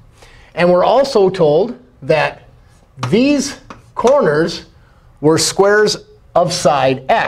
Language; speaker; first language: English; native; English